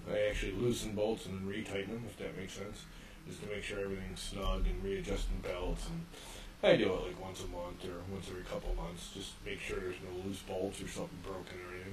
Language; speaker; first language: English; native; English